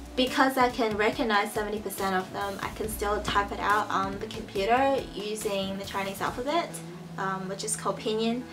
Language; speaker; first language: English; early bilingual, other home language; Chinese